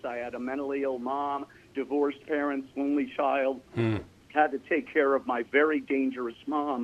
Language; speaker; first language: English; native; English